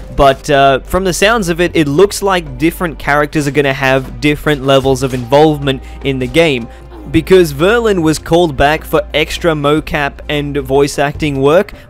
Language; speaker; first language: English; native; English